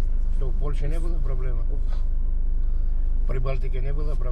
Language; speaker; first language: Russian; non-native, fluent; Georgian